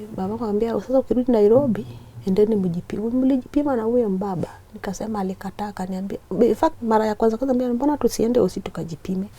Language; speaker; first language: Swahili; non-native, local second language; Luo (Kenya and Tanzania)